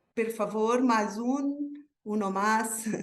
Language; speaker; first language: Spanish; non-native, learner; Portuguese